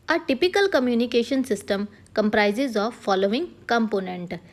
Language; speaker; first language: English; non-native, local second language; Punjabi